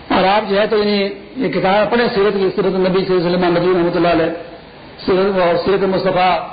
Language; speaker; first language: Urdu; non-native, local second language; Pashto